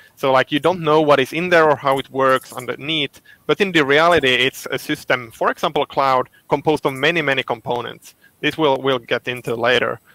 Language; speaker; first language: English; non-native, fluent; Finnish